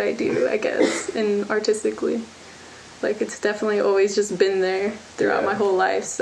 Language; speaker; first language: English; native; English